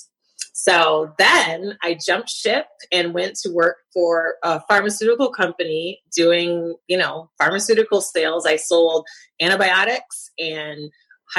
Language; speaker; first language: English; native; English